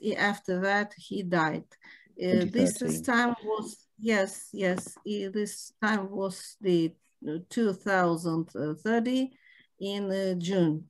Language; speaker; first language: English; non-native, learner; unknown